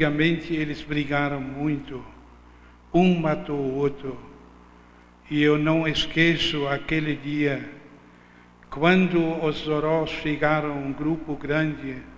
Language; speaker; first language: Portuguese; non-native, fluent; German